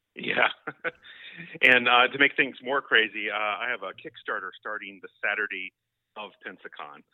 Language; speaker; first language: English; native; English